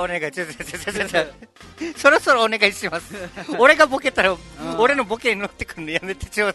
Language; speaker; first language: Japanese; native; Japanese